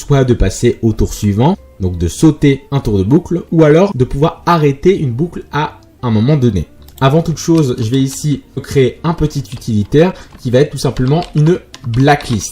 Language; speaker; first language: French; native; French